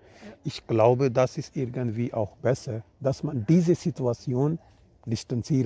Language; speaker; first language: German; non-native, learner; Urdu